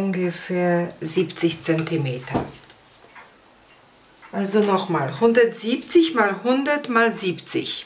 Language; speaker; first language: German; non-native, fluent; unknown